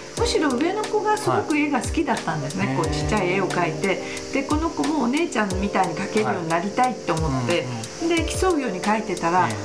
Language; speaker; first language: Japanese; native; Japanese